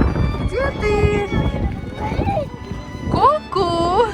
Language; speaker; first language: Russian; native; Russian